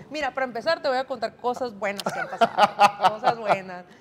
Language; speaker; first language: Spanish; native; Spanish